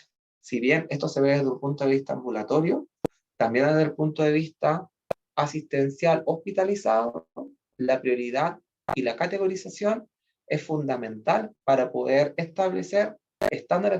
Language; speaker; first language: Spanish; native; Spanish